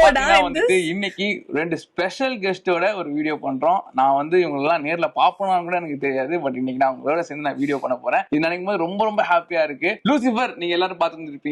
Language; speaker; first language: Tamil; native; Tamil